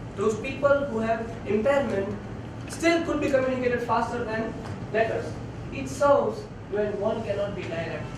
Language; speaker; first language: English; non-native, local second language; Gujarati